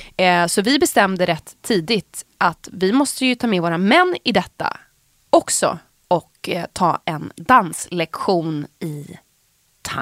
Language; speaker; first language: Swedish; native; Swedish